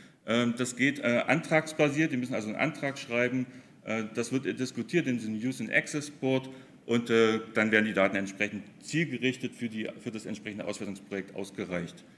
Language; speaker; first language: German; native; German